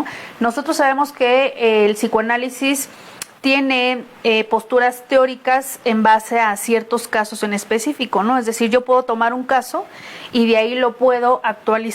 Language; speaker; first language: Spanish; native; Spanish